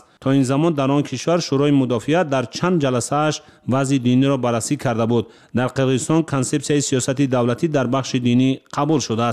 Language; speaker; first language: Tajik; native; Tajik